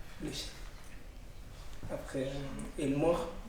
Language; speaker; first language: French; non-native, learner; Pashto